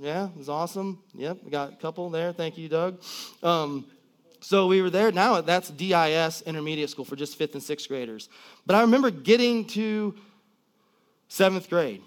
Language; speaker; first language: English; native; English